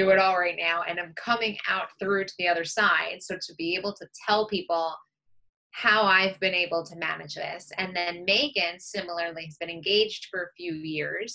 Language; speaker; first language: English; native; English